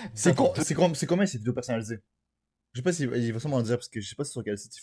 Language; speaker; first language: French; native; French